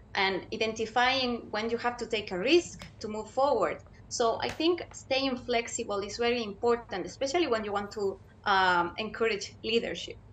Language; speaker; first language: English; non-native, fluent; Spanish